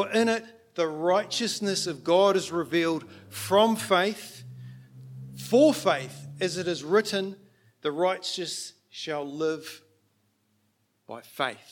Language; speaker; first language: English; native; English